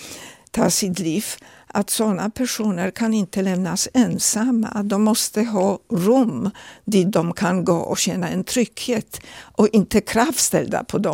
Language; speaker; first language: Swedish; non-native, fluent; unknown